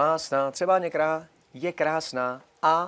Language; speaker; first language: Czech; native; Czech